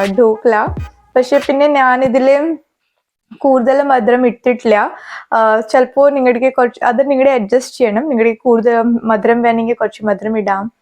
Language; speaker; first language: Malayalam; non-native, learner; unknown